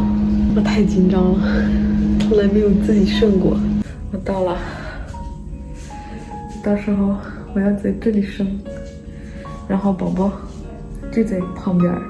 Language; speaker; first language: Chinese; non-native, fluent; French